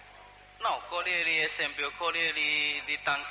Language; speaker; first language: Italian; non-native, learner; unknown